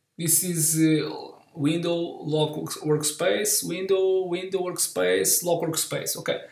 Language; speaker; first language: English; non-native, learner; Portuguese